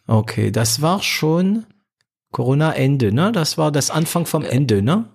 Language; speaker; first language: German; non-native, fluent; French